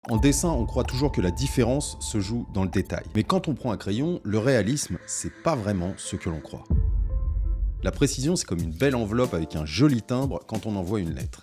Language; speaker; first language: French; native; French